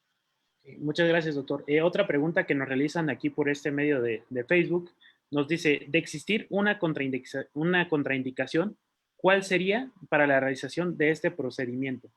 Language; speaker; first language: Spanish; native; Spanish